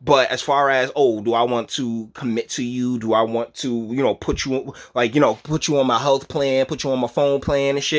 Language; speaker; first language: English; native; English